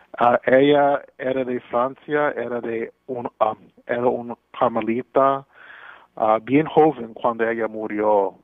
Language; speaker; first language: Spanish; non-native, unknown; English